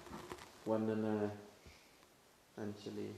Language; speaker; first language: Russian; non-native, fluent; Thai